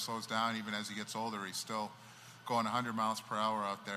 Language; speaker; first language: English; native; English